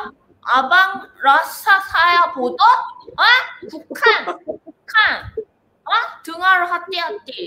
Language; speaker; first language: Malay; non-native, learner; Korean